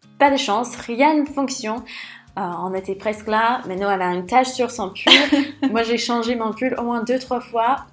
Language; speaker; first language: French; non-native, fluent; English